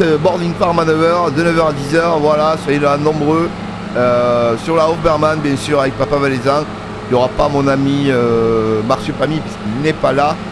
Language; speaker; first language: French; native; French